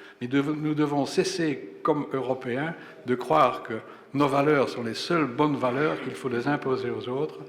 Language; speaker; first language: French; native; French